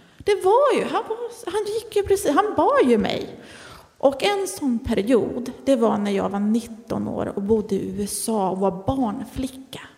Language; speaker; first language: Swedish; native; Swedish